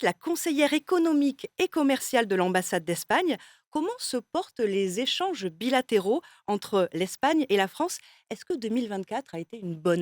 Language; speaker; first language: French; native; French